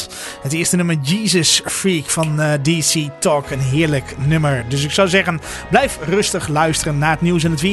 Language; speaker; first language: Dutch; native; Dutch